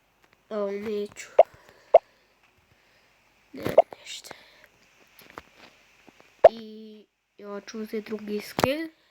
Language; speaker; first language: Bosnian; early bilingual, heritage; Bosnian